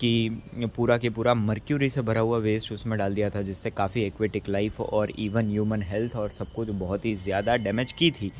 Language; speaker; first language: Hindi; native; Hindi